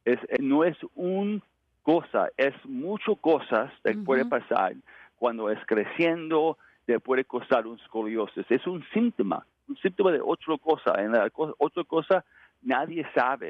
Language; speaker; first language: Spanish; non-native, learner; English